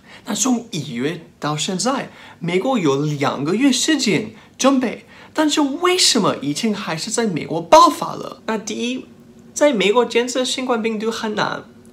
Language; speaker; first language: Chinese; non-native, fluent; English